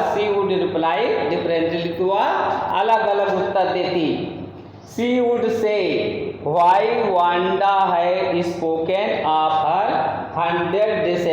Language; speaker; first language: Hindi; native; Hindi